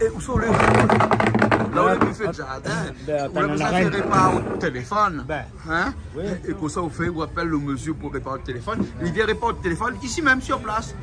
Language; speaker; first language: French; native; French